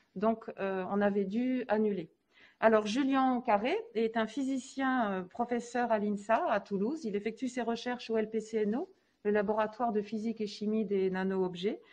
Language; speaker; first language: French; native; French